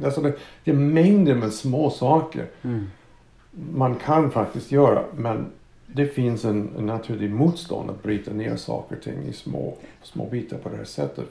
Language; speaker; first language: Swedish; non-native, fluent; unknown